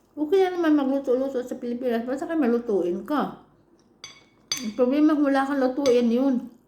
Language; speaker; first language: Filipino; non-native, local second language; Iloko